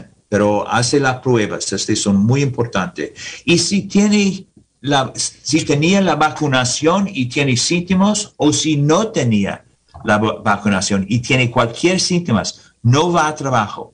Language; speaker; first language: Spanish; non-native, learner; English